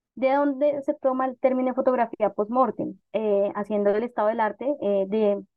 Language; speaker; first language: Spanish; native; Spanish